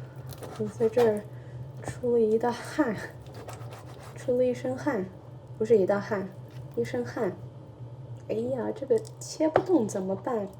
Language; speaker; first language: Chinese; early bilingual, heritage; Chinese